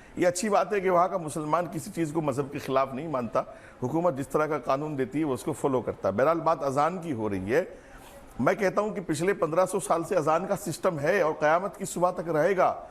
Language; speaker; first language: Urdu; native; Urdu